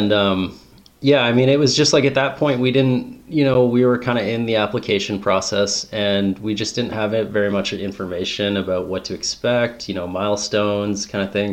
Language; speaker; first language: English; native; English